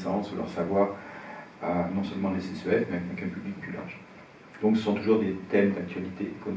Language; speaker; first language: French; native; French